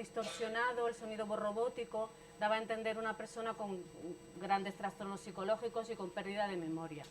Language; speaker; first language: Spanish; native; Spanish